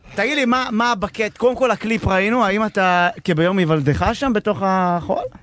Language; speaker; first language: Hebrew; native; Hebrew